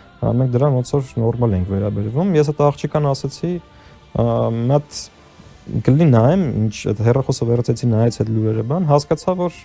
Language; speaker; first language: Armenian; early bilingual, heritage; Armenian